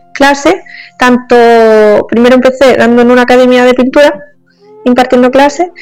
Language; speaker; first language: Spanish; native; Spanish